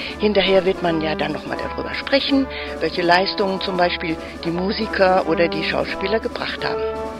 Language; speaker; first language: German; native; German